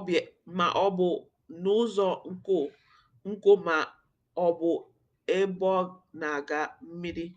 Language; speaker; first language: Igbo; non-native, learner; English